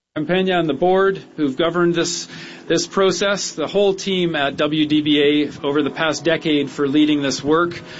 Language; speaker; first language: English; native; English